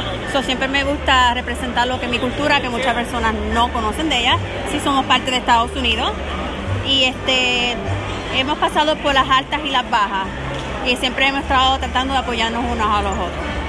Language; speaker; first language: Spanish; native; Spanish